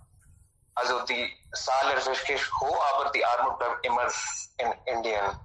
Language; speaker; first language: German; non-native, learner; Hindi